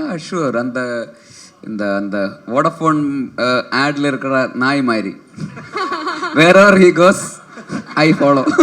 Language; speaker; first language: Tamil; non-native, learner; Malayalam